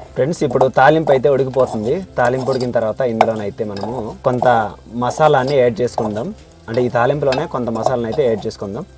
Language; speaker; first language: Telugu; non-native, local second language; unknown